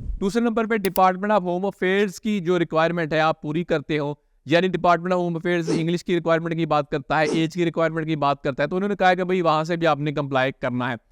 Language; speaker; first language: Urdu; non-native, local second language; Punjabi